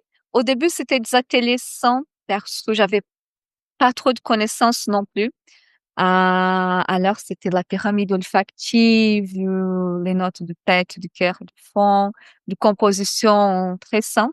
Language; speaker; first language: French; non-native, fluent; Portuguese